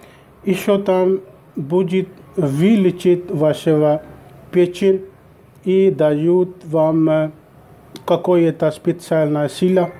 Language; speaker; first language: Russian; non-native, learner; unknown